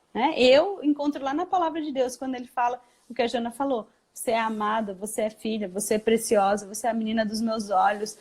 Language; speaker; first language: Portuguese; early bilingual, heritage; Portuguese